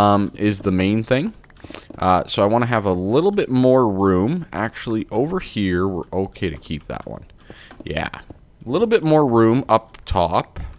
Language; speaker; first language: English; native; English